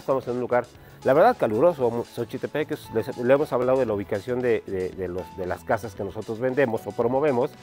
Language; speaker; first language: Spanish; native; Spanish